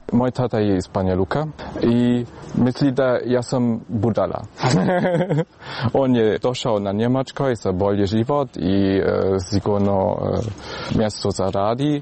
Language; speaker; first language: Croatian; early bilingual, heritage; German